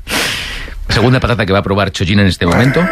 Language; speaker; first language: Spanish; native; Spanish